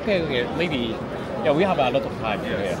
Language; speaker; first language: English; non-native, learner; Japanese